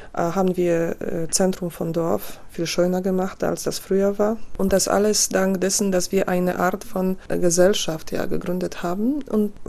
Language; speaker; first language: German; non-native, fluent; Polish